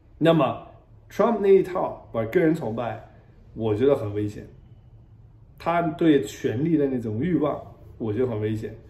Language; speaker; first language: Chinese; non-native, fluent; German